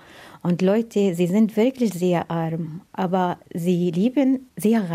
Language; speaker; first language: German; non-native, learner; Arabic